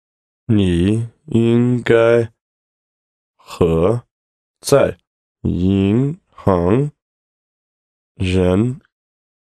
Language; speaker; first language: Chinese; non-native, learner; English